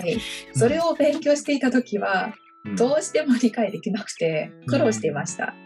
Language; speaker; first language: Japanese; non-native, fluent; Chinese